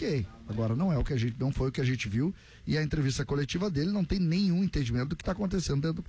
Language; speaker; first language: Portuguese; native; Portuguese